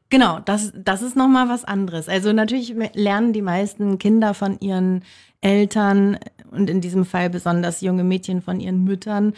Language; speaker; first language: German; native; German